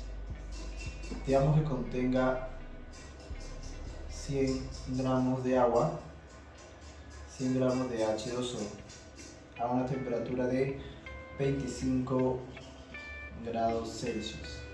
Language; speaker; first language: Spanish; native; Spanish